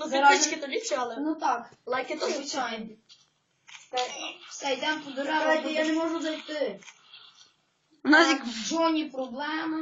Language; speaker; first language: Ukrainian; native; Ukrainian